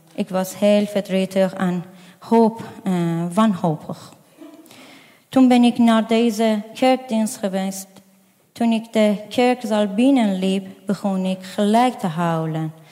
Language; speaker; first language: Dutch; non-native, fluent; Persian